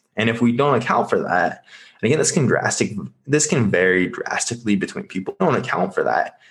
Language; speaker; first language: English; native; English